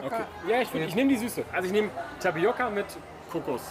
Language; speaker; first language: German; native; German